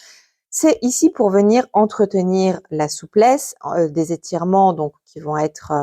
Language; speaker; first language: French; native; French